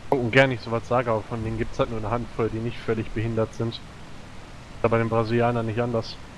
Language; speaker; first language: German; native; German